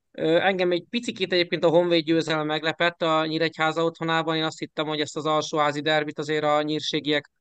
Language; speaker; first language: Hungarian; native; Hungarian